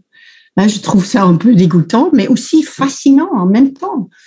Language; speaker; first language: French; non-native, fluent; Dutch